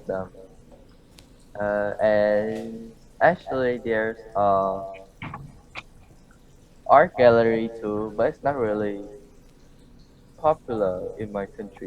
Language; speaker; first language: English; non-native, learner; Vietnamese